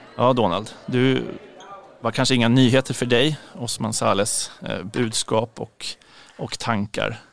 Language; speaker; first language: Swedish; native; Swedish